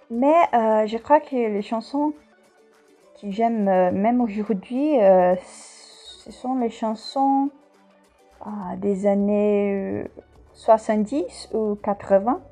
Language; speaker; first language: French; non-native, fluent; Portuguese